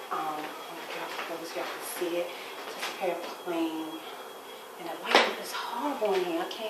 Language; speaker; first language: English; native; English